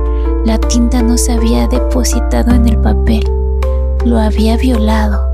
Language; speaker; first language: Spanish; native; Spanish